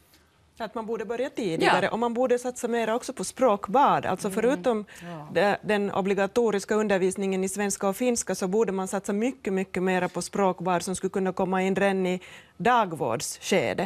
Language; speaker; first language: Swedish; native; Swedish